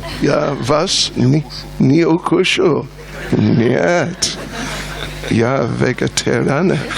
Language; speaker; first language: Russian; non-native, learner; English